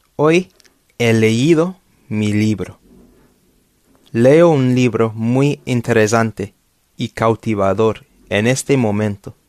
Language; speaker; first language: Spanish; non-native, fluent; English